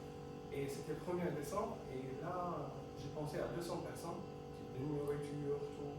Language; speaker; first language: French; non-native, fluent; Arabic